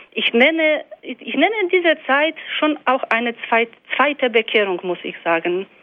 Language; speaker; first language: German; non-native, fluent; Polish